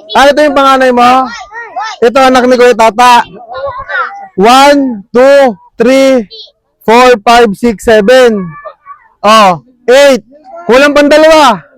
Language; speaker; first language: Filipino; native; Filipino